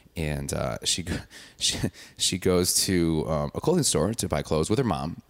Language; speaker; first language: English; native; English